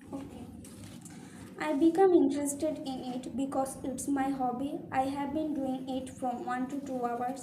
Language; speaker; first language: English; non-native, learner; Bangla